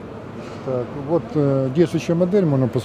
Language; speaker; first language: Russian; native; Russian